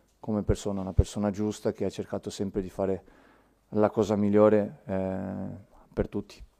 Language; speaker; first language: Italian; non-native, fluent; Portuguese